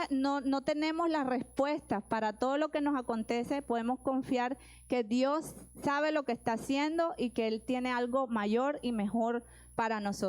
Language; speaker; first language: Spanish; native; Spanish